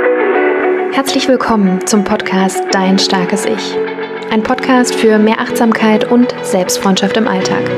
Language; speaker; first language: German; native; German